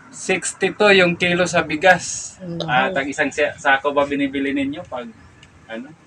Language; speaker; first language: Filipino; non-native, local second language; Cebuano